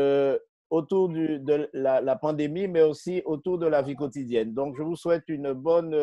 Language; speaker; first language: French; native; French